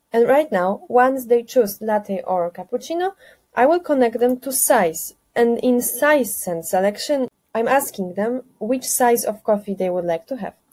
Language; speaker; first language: English; non-native, fluent; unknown